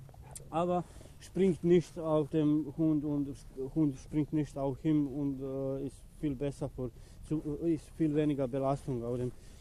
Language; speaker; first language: German; non-native, learner; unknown